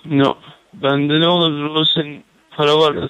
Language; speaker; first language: Turkish; native; Turkish